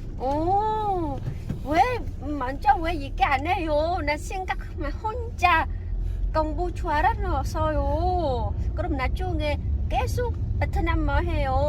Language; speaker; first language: Korean; non-native, learner; Vietnamese